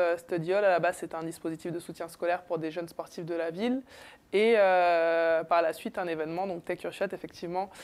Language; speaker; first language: French; native; French